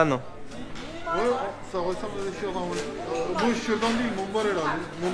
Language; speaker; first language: French; non-native, fluent; Turkish